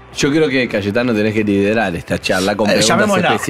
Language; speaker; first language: Spanish; native; Spanish